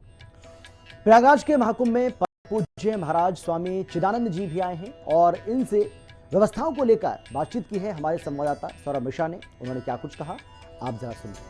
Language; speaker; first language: Hindi; native; Hindi